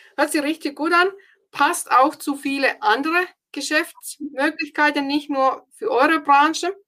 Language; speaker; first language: German; non-native, fluent; Finnish